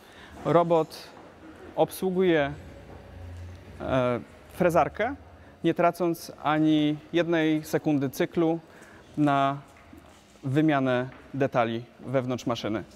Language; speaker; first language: Polish; native; Polish